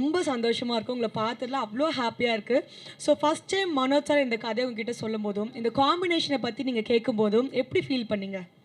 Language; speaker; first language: Tamil; native; Tamil